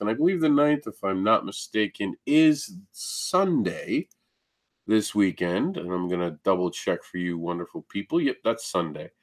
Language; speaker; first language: English; native; English